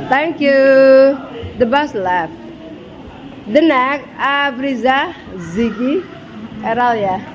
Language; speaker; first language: English; non-native, fluent; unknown